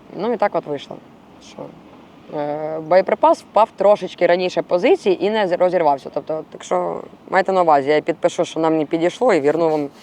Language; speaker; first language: Ukrainian; non-native, local second language; Russian